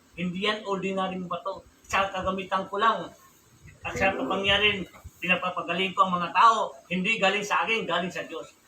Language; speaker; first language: Filipino; non-native, local second language; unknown